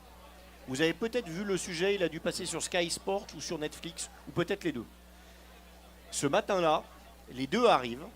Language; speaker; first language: French; native; French